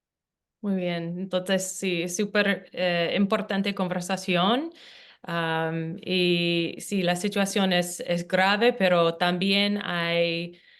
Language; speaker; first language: Spanish; non-native, fluent; English